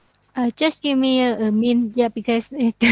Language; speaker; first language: English; non-native, learner; Vietnamese